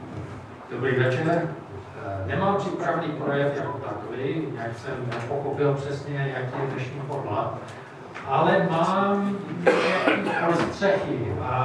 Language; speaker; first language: Czech; non-native, fluent; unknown